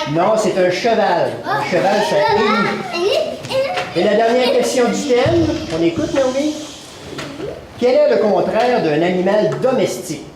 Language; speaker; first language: French; native; French